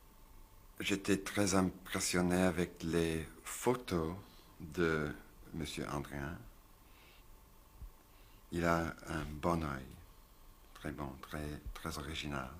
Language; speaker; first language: French; non-native, learner; English